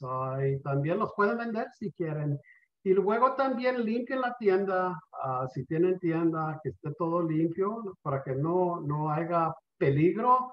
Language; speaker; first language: Spanish; early bilingual, heritage; Spanish